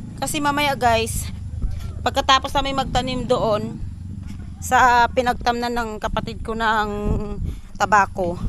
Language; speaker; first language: Filipino; native; Filipino